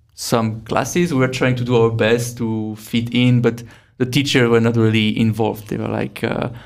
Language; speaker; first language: English; non-native, fluent; French